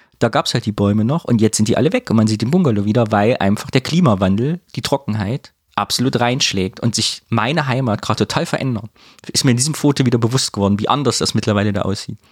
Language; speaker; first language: German; native; German